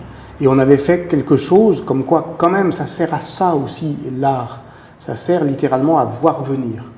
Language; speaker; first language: French; native; French